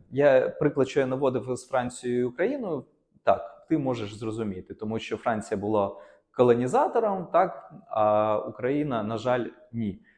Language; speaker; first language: Ukrainian; non-native, local second language; Russian